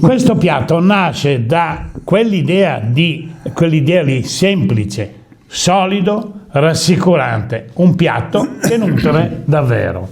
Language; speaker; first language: Italian; native; Italian